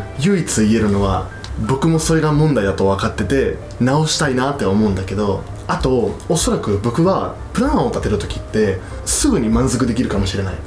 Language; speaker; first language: Japanese; non-native, fluent; Spanish